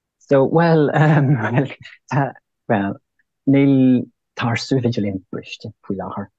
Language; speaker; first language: Irish; non-native, local second language; English